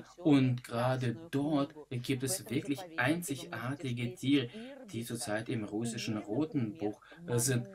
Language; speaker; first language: German; non-native, fluent; Russian